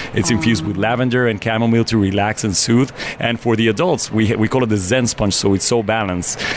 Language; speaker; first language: English; non-native, fluent; Spanish